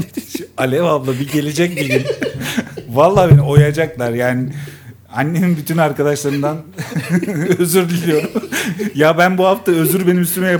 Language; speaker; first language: Turkish; native; Turkish